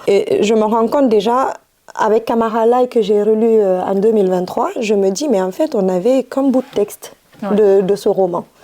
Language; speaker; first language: French; non-native, local second language; Fula